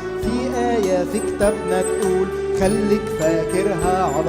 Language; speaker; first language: Arabic; native; Arabic